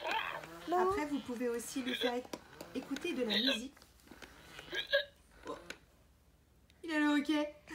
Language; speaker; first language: French; native; French